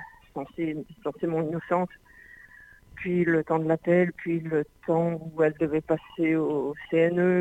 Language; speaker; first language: French; native; French